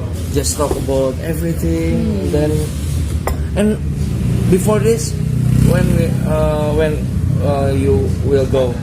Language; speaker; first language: English; non-native, learner; Indonesian